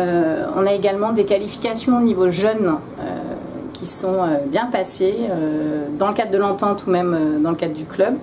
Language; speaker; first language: French; native; French